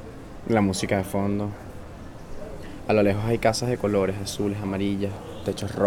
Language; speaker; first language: Spanish; native; Spanish